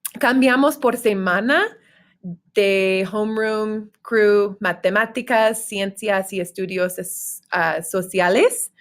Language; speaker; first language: Spanish; non-native, fluent; English